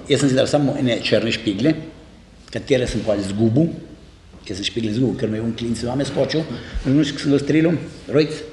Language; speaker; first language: Slovenian; native; Slovenian